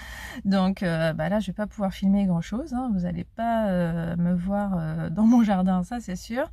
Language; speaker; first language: French; native; French